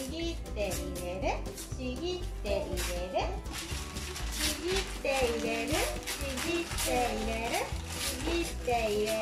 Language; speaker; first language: Japanese; native; Japanese